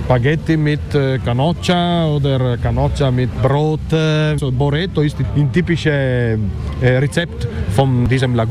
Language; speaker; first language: German; non-native, learner; Italian